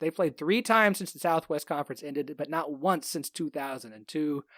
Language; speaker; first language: English; native; English